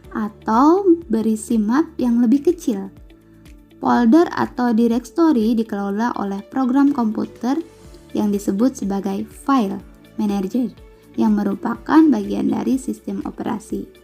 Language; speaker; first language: Indonesian; native; Indonesian